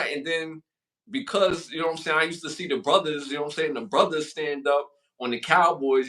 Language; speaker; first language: English; native; English